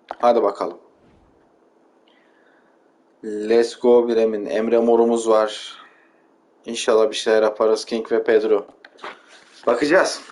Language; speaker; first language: Turkish; native; Turkish